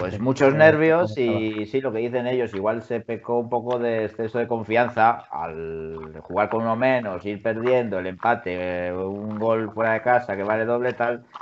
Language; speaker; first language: Spanish; native; Spanish